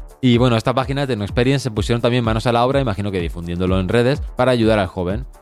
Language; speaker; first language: Spanish; native; Spanish